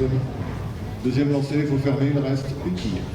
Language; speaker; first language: French; native; French